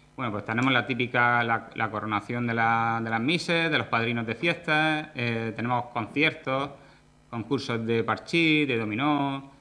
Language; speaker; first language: Spanish; native; Spanish